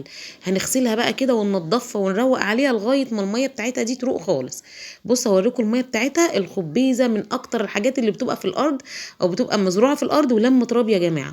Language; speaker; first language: Arabic; native; Arabic